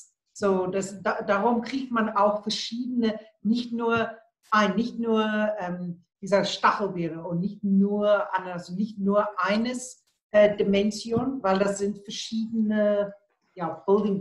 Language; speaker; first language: German; non-native, learner; Afrikaans